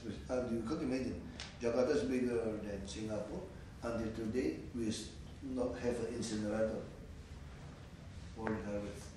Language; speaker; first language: English; non-native, learner; Indonesian